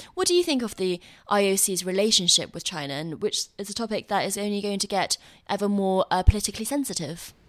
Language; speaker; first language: English; non-native, fluent; Chinese